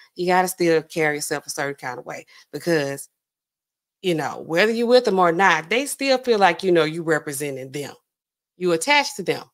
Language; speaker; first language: English; native; English